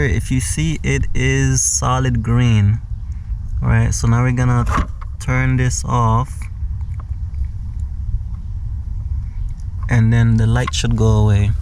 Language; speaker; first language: English; native; English